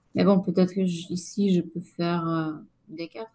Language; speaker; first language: French; non-native, fluent; Lithuanian